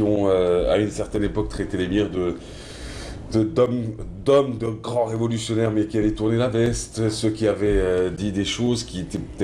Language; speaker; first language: French; non-native, local second language; Arabic